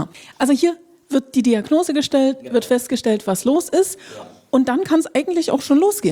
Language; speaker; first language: German; native; German